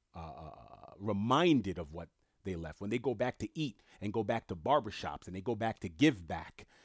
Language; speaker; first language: English; early bilingual, other home language; French